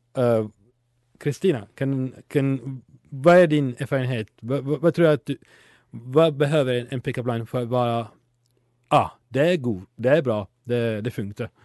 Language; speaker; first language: Swedish; non-native, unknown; Italian